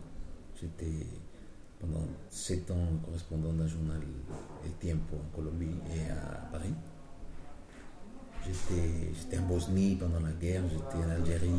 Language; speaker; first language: French; non-native, fluent; Spanish